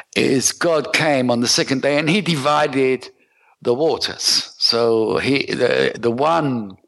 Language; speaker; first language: English; native; English